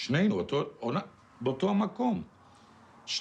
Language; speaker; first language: Hebrew; non-native, fluent; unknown